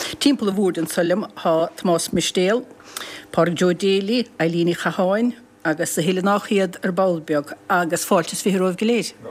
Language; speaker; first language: Irish; native; Irish